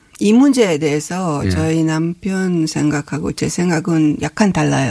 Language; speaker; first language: Korean; non-native, fluent; Hungarian